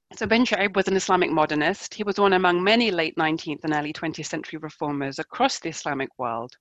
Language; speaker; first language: English; native; English